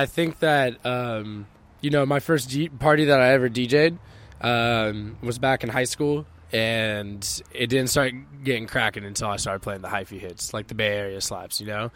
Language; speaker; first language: English; native; English